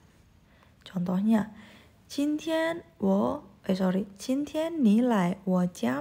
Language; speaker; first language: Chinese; non-native, fluent; Indonesian